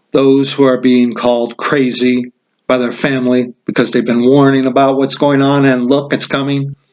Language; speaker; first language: English; native; English